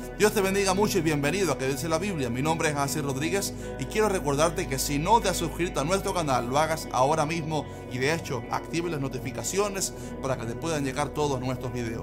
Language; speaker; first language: Spanish; native; Spanish